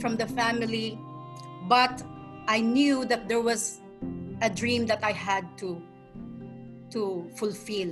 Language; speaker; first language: English; non-native, local second language; Tausug